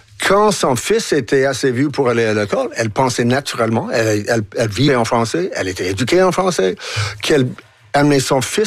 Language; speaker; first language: French; non-native, fluent; English